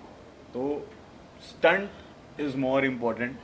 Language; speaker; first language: Hindi; native; Hindi